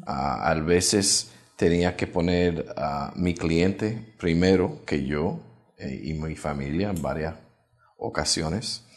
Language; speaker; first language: Spanish; early bilingual, heritage; Spanish